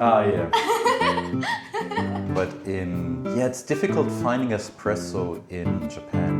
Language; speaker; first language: English; non-native, fluent; German